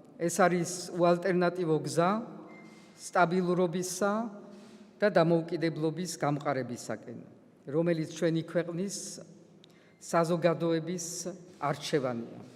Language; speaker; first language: Georgian; early bilingual, heritage; Georgian